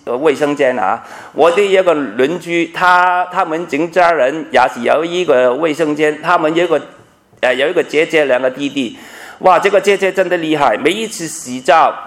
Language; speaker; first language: Chinese; non-native, local second language; Cantonese